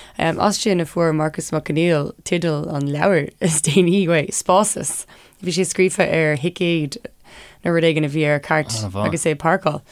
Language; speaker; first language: Irish; non-native, local second language; English